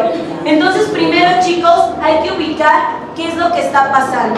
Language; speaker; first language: Spanish; native; Spanish